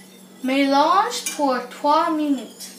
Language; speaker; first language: French; non-native, learner; English